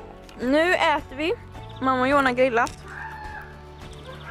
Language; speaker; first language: Swedish; native; Swedish